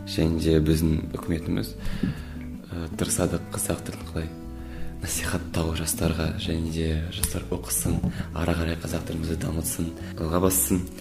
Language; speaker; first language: Kazakh; non-native, local second language; German